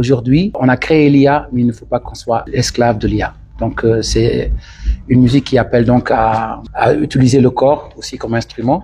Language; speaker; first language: French; non-native, local second language; Wolof